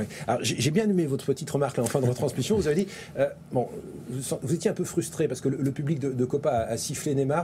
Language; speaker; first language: French; native; French